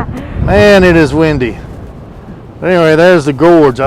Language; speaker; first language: English; native; English